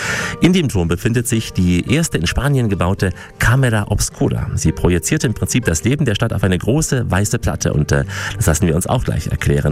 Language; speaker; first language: German; native; German